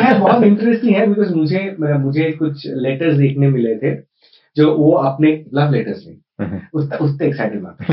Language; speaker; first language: Hindi; non-native, local second language; Bangla